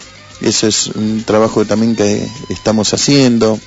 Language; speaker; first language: Spanish; native; Spanish